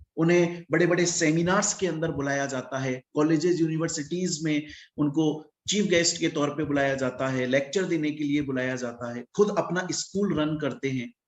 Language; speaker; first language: Hindi; native; Hindi